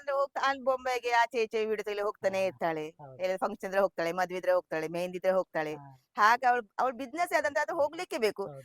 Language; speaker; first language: Kannada; non-native, local second language; Tulu